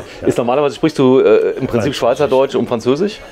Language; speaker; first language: German; native; German